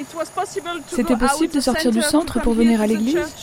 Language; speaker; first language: French; native; French